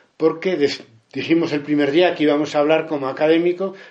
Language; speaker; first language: Spanish; native; Spanish